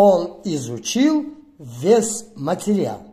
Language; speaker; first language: Russian; non-native, local second language; Uzbek